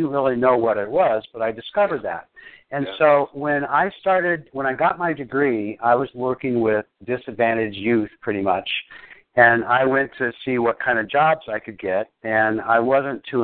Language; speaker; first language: English; native; English